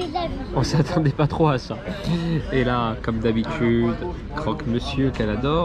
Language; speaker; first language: French; native; French